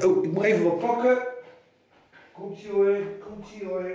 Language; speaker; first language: Dutch; native; Dutch